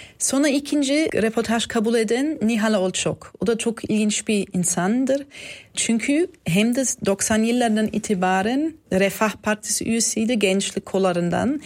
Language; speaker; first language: Turkish; non-native, fluent; German